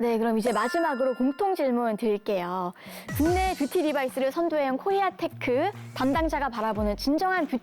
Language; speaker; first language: Korean; native; Korean